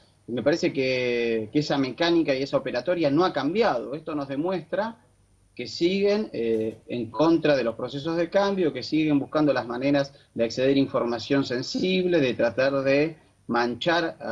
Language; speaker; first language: Spanish; native; Spanish